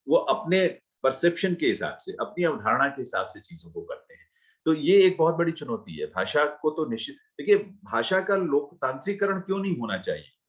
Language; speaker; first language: Hindi; native; Hindi